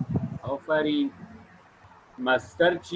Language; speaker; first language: Persian; non-native, fluent; Urdu